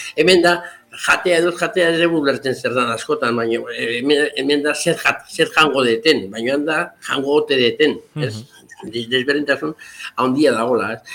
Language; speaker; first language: Basque; native; Basque